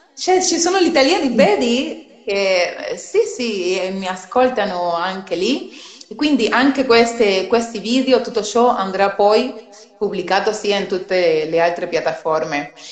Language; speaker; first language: Italian; non-native, fluent; Spanish